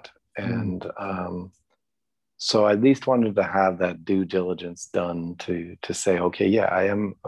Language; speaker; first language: English; native; English